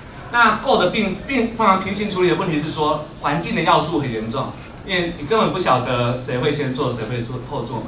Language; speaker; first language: Chinese; native; Chinese